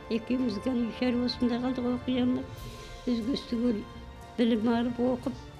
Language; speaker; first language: Kazakh; native; Kazakh